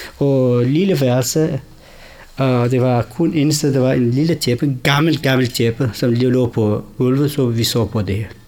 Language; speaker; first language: Danish; non-native, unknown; Kurdish